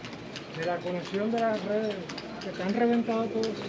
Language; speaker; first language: Spanish; native; Spanish